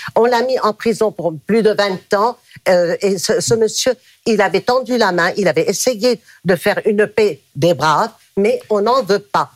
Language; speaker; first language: French; non-native, local second language; Arabic